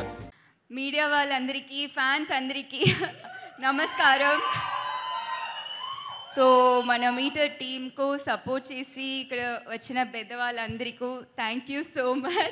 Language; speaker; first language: Telugu; non-native, learner; Tamil